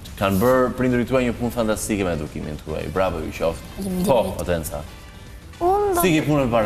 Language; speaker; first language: Albanian; native; Albanian